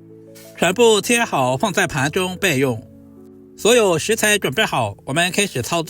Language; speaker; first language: Chinese; native; Chinese